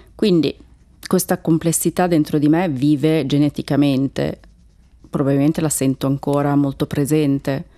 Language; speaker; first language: Italian; early bilingual, other home language; Turkish